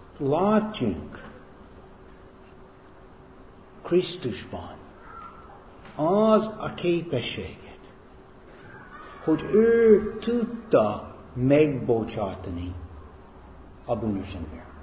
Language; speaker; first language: Hungarian; non-native, fluent; English